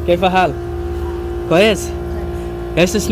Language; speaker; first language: Arabic; non-native, learner; Bangla